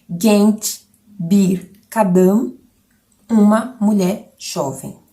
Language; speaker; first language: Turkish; non-native, learner; Portuguese